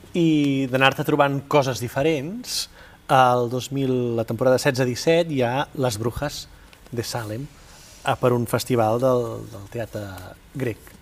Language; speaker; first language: Catalan; native; Catalan